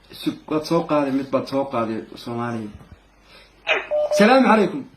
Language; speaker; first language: Arabic; non-native, learner; Somali